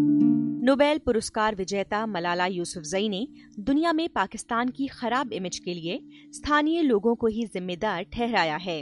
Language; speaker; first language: Hindi; native; Hindi